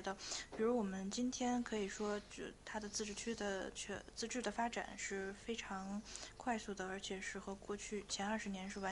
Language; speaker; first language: Spanish; non-native, learner; Chinese